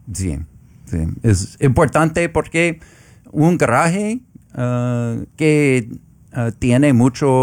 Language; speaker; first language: Spanish; non-native, learner; English